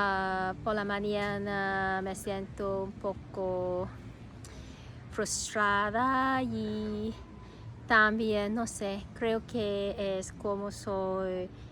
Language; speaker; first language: Spanish; non-native, learner; Cantonese